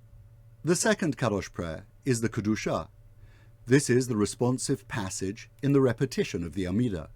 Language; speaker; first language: English; native; English